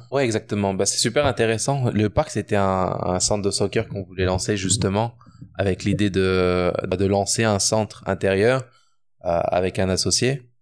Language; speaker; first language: French; native; French